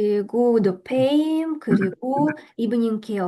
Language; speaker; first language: Korean; non-native, fluent; Russian